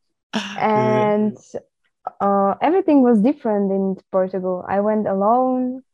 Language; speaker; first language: English; non-native, fluent; Slovak